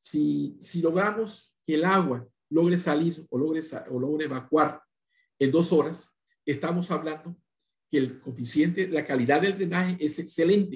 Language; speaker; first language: Spanish; native; Spanish